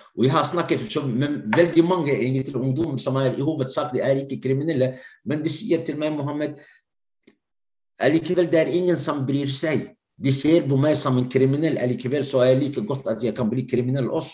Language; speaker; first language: Norwegian; non-native, fluent; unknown